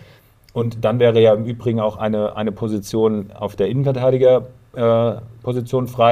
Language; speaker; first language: German; native; German